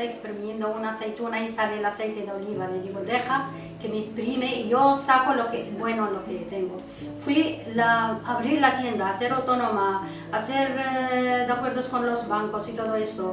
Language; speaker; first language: Spanish; non-native, local second language; Arabic